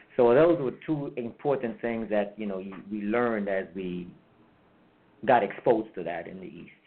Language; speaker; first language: English; early bilingual, heritage; English